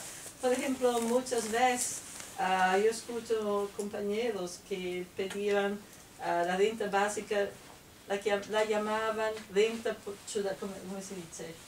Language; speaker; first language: Spanish; non-native, fluent; Italian